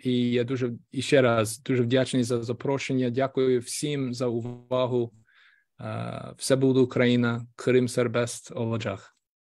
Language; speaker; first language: Ukrainian; non-native, fluent; English